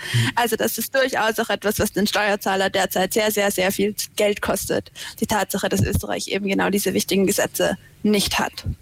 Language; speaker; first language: German; native; German